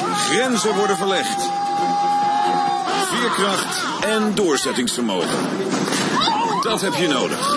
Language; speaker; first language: Dutch; native; Dutch